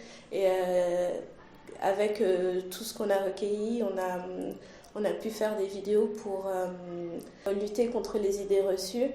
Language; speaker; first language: French; early bilingual, other home language; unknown